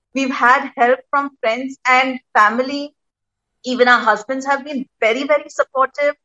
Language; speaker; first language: English; non-native, local second language; Gujarati